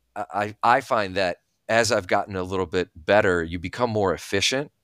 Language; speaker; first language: English; early bilingual, other home language; Bulgarian